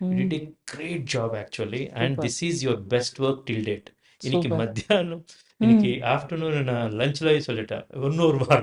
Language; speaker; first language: Tamil; non-native, learner; Telugu